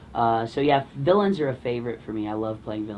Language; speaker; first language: English; native; English